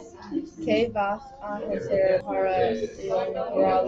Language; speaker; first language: Spanish; non-native, learner; English